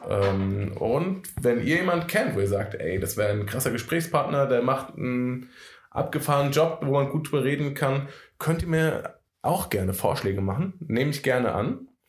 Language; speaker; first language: German; native; German